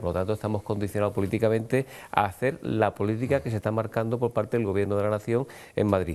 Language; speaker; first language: Spanish; native; Spanish